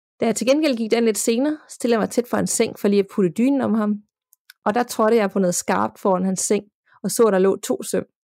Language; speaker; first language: Danish; native; Danish